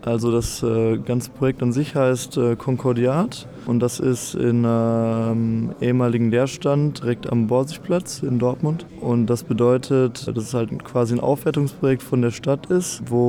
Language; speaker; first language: German; native; German